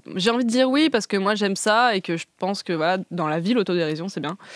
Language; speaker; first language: French; native; French